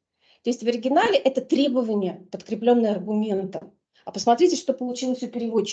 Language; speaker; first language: Russian; native; Russian